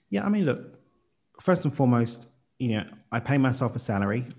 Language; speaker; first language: English; native; English